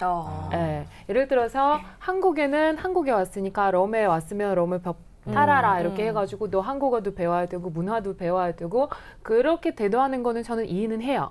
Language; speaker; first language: Korean; non-native, fluent; Russian